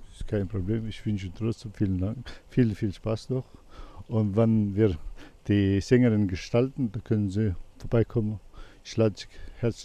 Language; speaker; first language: German; non-native, learner; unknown